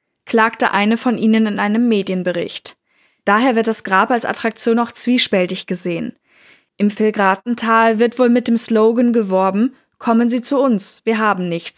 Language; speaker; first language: German; native; German